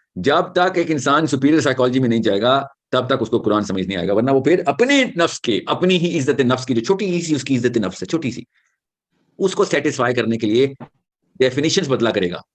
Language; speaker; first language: Urdu; native; Urdu